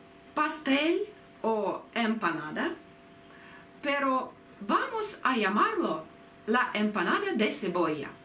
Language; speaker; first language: Spanish; non-native, learner; Russian